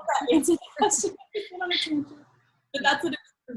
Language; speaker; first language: English; native; English